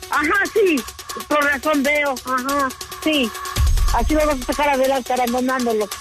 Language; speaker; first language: Spanish; native; Spanish